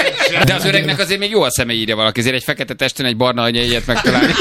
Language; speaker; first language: Hungarian; native; Hungarian